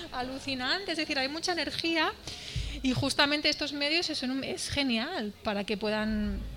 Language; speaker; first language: Spanish; non-native, local second language; Catalan